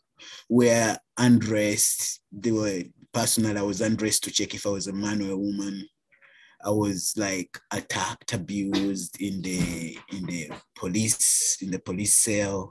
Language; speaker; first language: English; non-native, local second language; Ganda